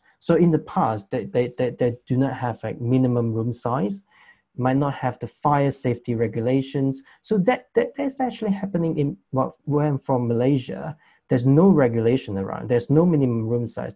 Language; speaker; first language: English; non-native, local second language; Chinese